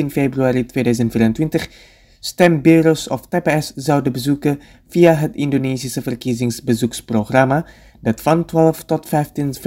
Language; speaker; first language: Dutch; non-native, fluent; Indonesian